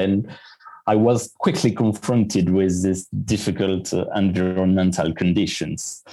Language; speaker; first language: English; non-native, fluent; French